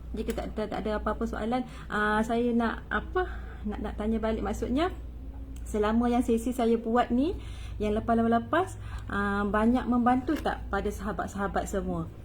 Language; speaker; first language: Malay; native; Malay